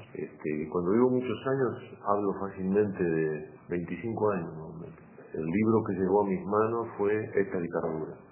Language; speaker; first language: Spanish; native; Spanish